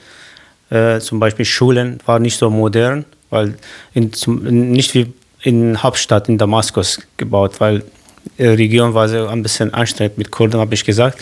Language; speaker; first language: German; non-native, learner; Kurdish